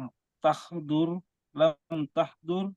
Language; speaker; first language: Arabic; non-native, learner; Indonesian